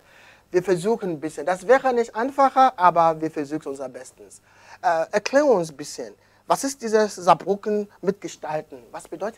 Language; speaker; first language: German; non-native, learner; Akan